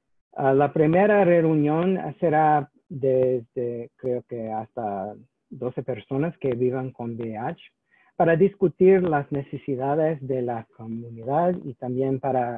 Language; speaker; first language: Spanish; non-native, learner; English